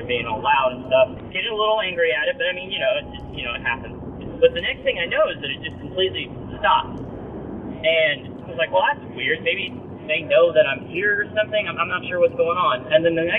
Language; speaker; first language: English; native; English